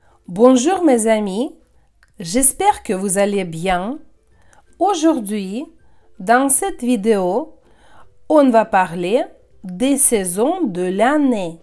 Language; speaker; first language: French; non-native, fluent; Russian